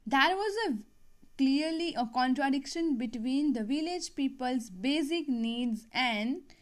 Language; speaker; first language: English; non-native, local second language; Gujarati